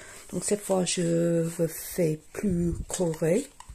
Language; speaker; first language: French; non-native, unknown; English